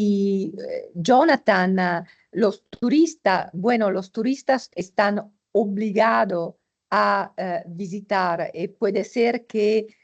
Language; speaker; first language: Spanish; non-native, fluent; Italian